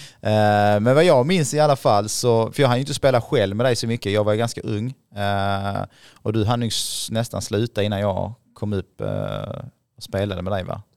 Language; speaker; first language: Swedish; native; Swedish